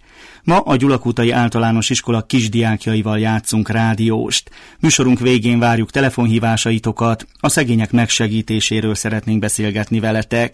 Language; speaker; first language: Hungarian; native; Hungarian